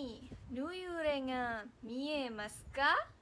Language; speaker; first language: Japanese; non-native, learner; Malay